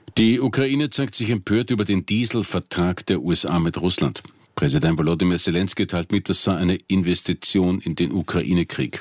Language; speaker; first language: German; native; German